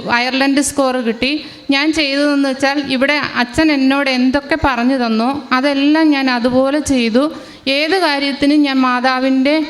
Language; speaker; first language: Malayalam; native; Malayalam